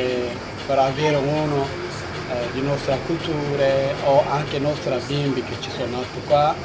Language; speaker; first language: Italian; non-native, learner; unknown